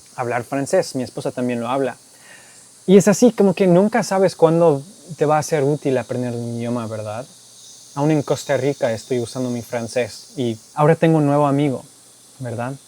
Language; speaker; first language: Spanish; non-native, fluent; English